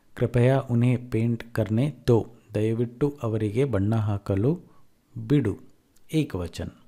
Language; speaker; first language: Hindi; non-native, local second language; Kannada